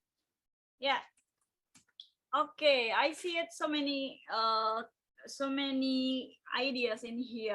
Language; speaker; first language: English; non-native, local second language; Indonesian